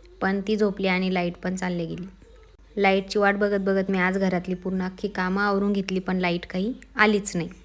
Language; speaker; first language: Marathi; native; Marathi